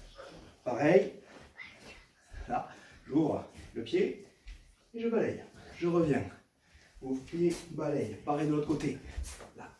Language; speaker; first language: French; native; French